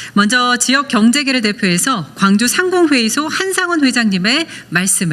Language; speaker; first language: Korean; native; Korean